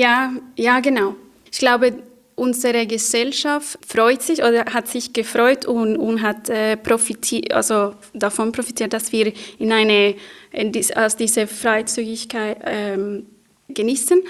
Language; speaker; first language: German; non-native, fluent; Spanish